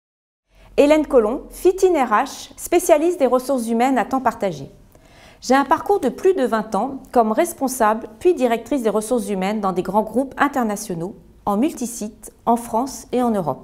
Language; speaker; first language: French; native; French